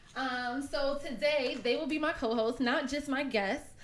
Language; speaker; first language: English; early bilingual, other home language; Spanish